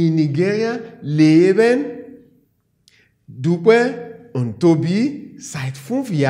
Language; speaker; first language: German; non-native, fluent; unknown